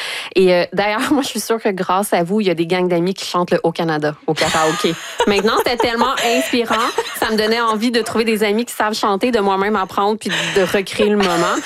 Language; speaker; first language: French; native; French